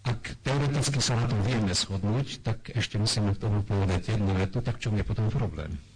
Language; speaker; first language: Slovak; non-native, local second language; Hungarian